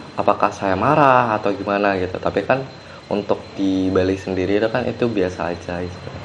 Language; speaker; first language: Indonesian; native; Indonesian